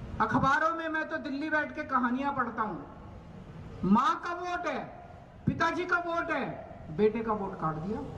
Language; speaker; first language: Hindi; native; Hindi